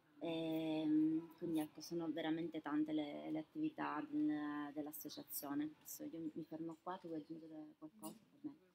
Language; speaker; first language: Italian; native; Italian